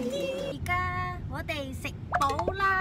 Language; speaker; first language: Cantonese; non-native, learner; Chinese